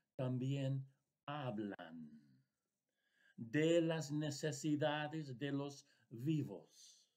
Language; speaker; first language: Spanish; non-native, fluent; English